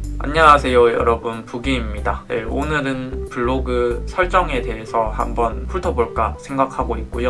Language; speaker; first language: Korean; native; Korean